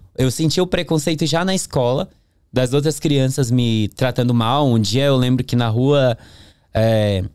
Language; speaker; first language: Portuguese; native; Portuguese